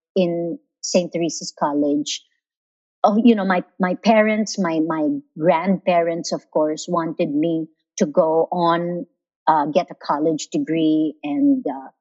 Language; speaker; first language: English; non-native, local second language; Filipino